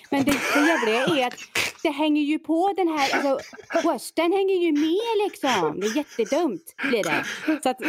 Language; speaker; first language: Swedish; native; Swedish